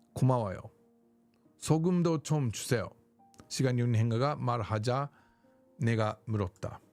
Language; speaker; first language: Korean; non-native, learner; English